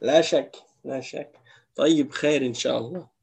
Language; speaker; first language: Arabic; non-native, fluent; French